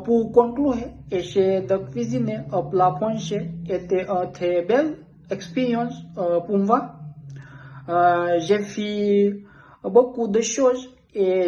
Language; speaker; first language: French; non-native, learner; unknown